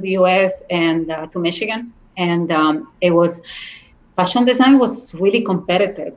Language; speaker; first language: English; non-native, fluent; Spanish